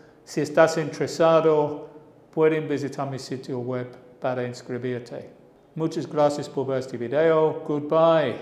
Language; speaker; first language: Spanish; non-native, fluent; English